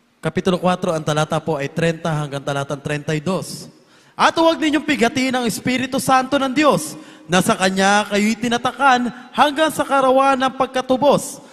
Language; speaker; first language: Filipino; native; Filipino